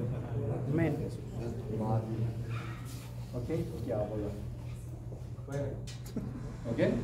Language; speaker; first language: Spanish; non-native, learner; Korean